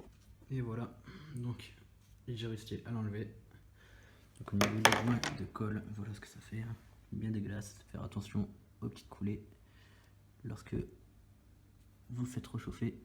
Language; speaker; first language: French; native; French